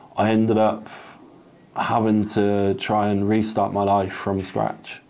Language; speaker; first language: English; native; English